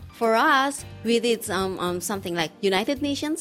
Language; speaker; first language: English; non-native, local second language; Filipino